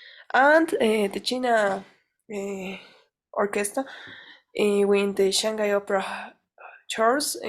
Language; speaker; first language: English; non-native, learner; Spanish